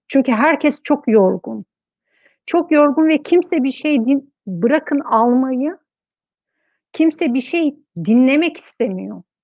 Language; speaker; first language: Turkish; native; Turkish